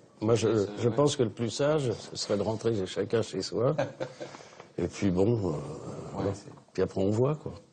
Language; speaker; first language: French; native; French